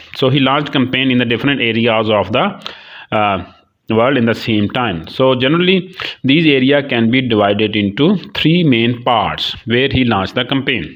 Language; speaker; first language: English; non-native, local second language; Urdu